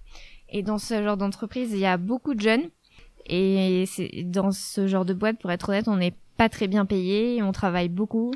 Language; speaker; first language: French; native; French